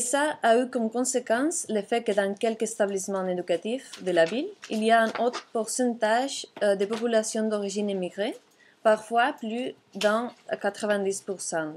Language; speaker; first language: French; non-native, fluent; Catalan